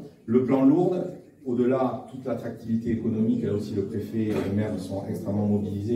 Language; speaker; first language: French; native; French